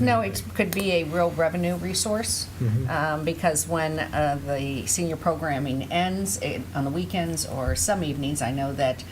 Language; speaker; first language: English; native; English